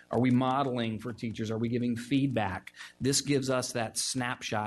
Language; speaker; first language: English; native; English